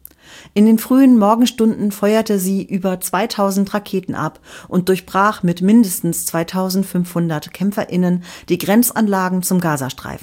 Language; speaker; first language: German; native; German